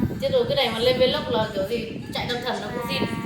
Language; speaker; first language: Vietnamese; native; Vietnamese